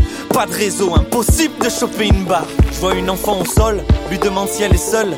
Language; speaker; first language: French; native; French